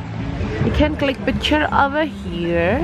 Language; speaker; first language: English; non-native, fluent; Indonesian